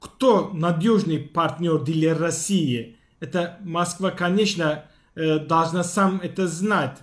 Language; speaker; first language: Russian; non-native, fluent; Turkish